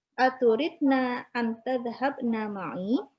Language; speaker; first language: Arabic; non-native, learner; Indonesian